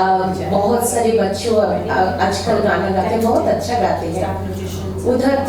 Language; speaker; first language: Hindi; non-native, local second language; Bangla